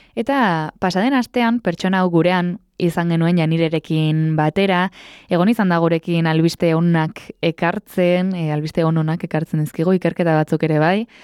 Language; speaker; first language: Basque; native; Basque